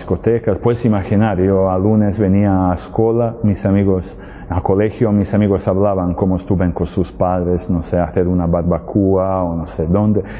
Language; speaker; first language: Spanish; non-native, fluent; Serbian